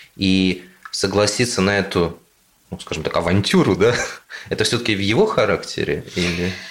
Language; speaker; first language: Russian; native; Russian